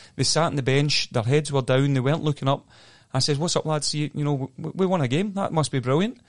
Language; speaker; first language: English; native; English